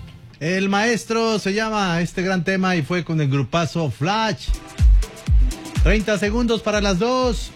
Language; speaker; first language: Spanish; native; Spanish